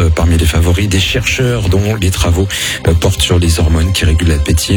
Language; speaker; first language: French; native; French